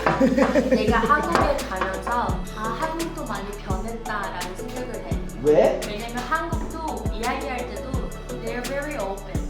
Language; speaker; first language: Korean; early bilingual, heritage; Korean